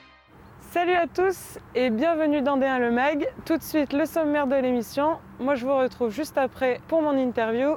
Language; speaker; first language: French; native; French